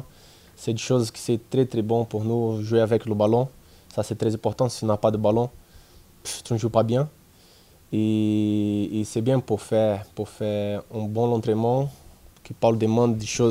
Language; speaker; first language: French; non-native, learner; Portuguese